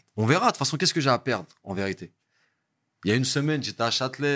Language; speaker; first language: French; native; French